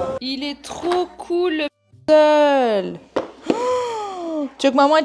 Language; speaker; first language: French; native; French